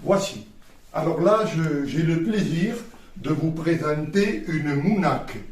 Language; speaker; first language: French; native; French